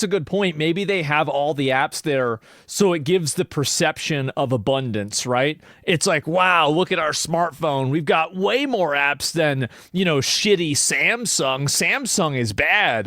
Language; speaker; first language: English; native; English